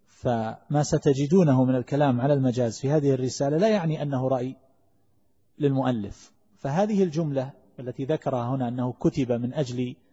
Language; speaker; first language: Arabic; native; Arabic